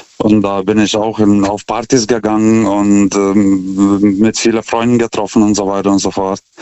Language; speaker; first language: German; non-native, fluent; Lithuanian